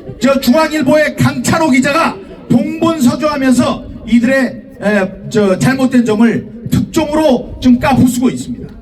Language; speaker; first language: Korean; native; Korean